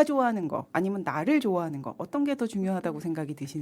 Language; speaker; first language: Korean; native; Korean